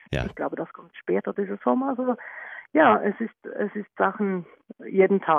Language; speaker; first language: German; non-native, learner; Norwegian